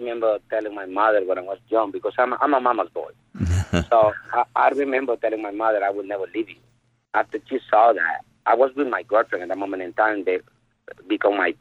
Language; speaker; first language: English; non-native, fluent; Spanish